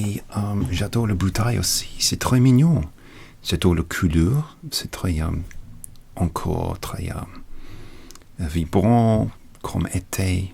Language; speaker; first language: French; non-native, learner; English